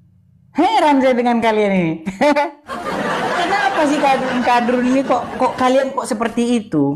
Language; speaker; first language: Indonesian; native; Indonesian